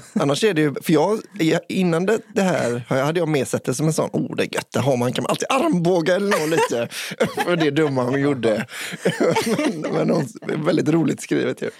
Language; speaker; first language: Swedish; native; Swedish